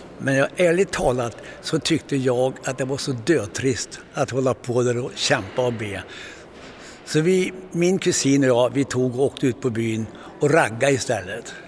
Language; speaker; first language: Swedish; native; Swedish